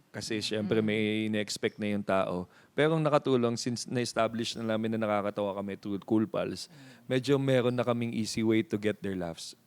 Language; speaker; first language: Filipino; native; Filipino